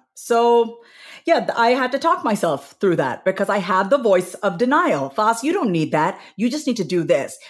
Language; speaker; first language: English; native; English